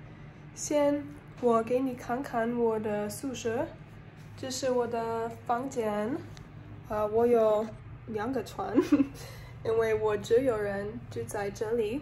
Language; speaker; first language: Chinese; non-native, learner; English